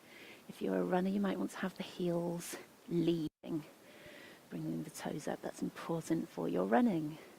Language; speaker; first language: English; native; English